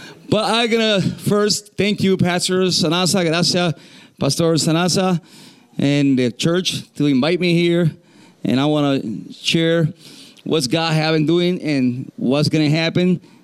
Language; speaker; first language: English; non-native, local second language; Spanish